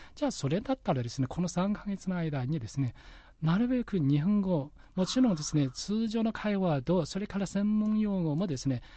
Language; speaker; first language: Japanese; non-native, fluent; Chinese